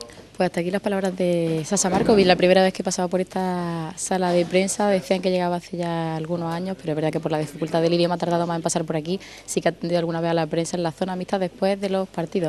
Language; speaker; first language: Spanish; native; Spanish